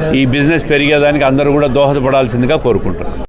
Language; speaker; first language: Telugu; native; Telugu